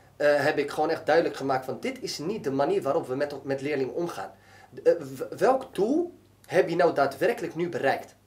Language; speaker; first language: Dutch; early bilingual, other home language; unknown